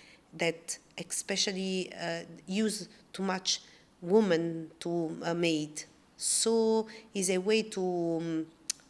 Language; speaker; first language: English; non-native, learner; Italian